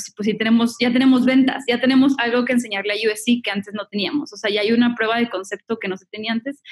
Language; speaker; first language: Spanish; native; Spanish